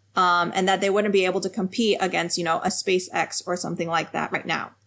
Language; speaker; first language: English; native; English